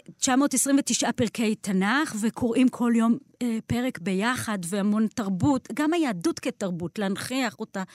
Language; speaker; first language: Hebrew; native; Hebrew